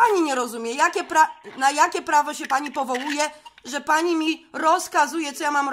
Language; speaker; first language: Polish; native; Polish